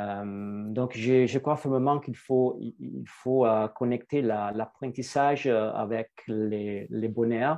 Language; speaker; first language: French; non-native, fluent; Italian